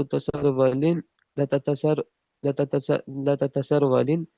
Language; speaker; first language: Arabic; non-native, learner; Urdu